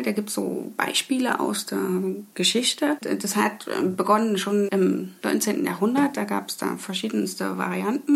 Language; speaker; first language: German; native; German